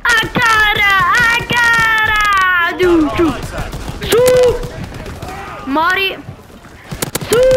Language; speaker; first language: Italian; native; Italian